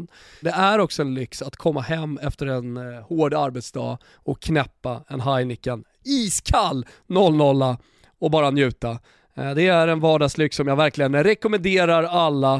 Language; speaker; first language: Swedish; native; Swedish